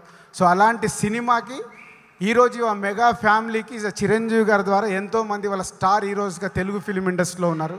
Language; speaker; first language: Telugu; native; Telugu